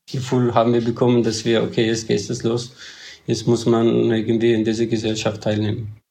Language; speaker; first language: German; non-native, fluent; Persian